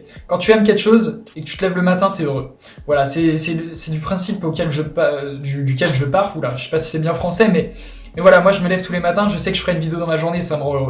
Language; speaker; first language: French; native; French